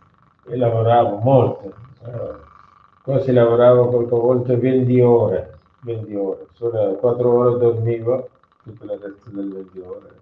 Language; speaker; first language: Italian; non-native, learner; Hindi